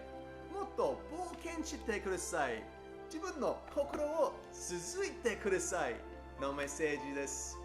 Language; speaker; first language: Japanese; non-native, fluent; English